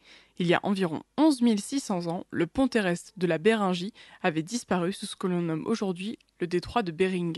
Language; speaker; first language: French; native; French